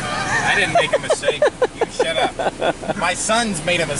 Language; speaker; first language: English; native; English